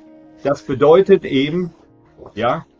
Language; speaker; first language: German; native; German